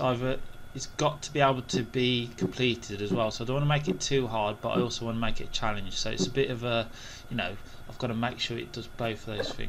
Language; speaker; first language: English; native; English